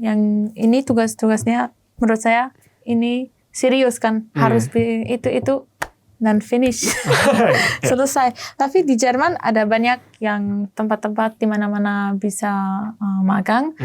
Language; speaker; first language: Indonesian; non-native, learner; German